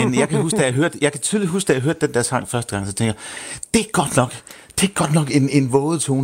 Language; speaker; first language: Danish; native; Danish